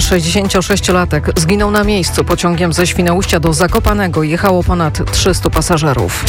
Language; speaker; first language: Polish; native; Polish